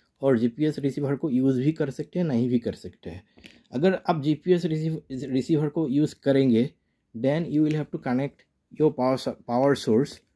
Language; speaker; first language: Hindi; non-native, local second language; Assamese